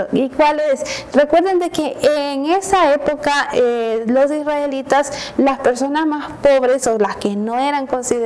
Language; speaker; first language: Spanish; native; Spanish